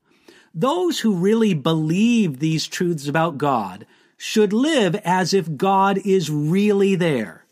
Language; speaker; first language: English; native; English